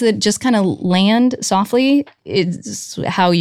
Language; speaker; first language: English; native; English